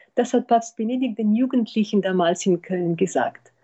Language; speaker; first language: German; non-native, fluent; French